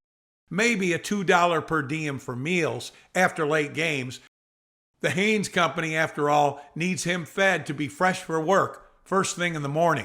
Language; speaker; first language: English; native; English